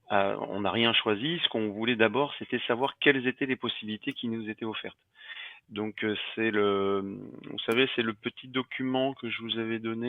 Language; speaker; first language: French; native; French